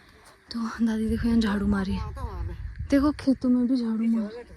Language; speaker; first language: Hindi; native; Hindi